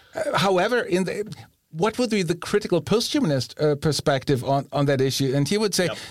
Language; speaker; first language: English; non-native, fluent; German